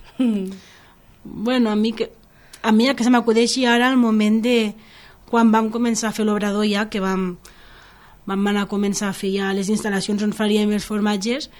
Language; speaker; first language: Catalan; native; Catalan